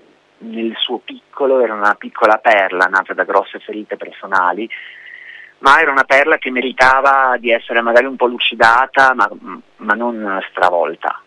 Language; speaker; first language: Italian; native; Italian